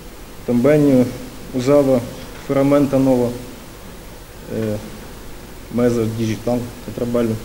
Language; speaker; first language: Portuguese; non-native, learner; Ukrainian